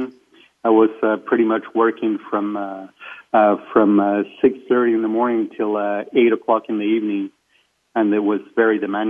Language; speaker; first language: English; non-native, fluent; Spanish